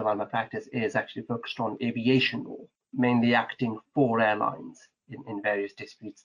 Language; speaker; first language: English; native; English